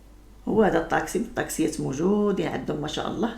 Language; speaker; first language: Arabic; native; Arabic